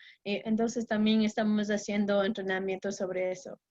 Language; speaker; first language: Spanish; non-native, fluent; English